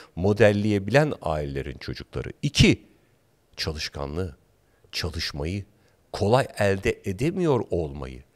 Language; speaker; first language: Turkish; native; Turkish